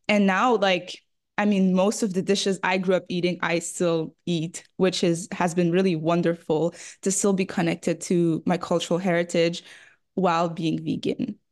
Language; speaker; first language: English; early bilingual, other home language; French